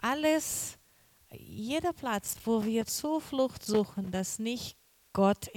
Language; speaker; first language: German; non-native, learner; Portuguese